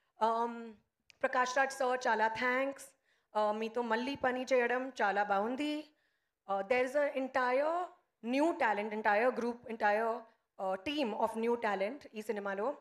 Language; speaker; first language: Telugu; non-native, learner; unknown